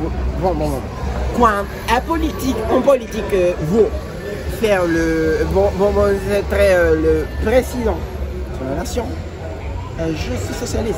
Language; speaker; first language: French; non-native, learner; Spanish